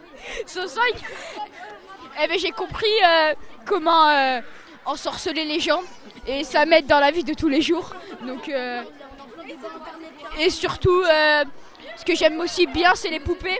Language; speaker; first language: French; native; French